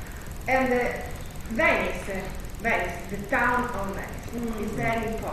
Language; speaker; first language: English; non-native, learner; Italian